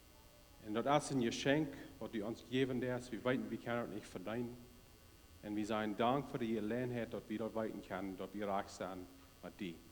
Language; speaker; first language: German; non-native, learner; Plautdietsch